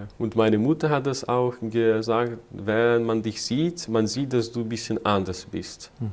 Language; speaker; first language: German; non-native, fluent; Ukrainian